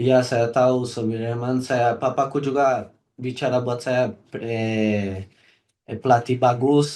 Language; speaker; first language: Indonesian; non-native, learner; Portuguese